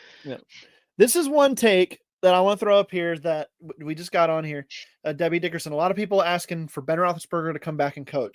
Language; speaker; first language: English; native; English